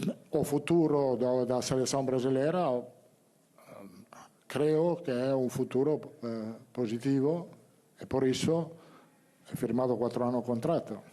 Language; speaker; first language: Portuguese; non-native, learner; Italian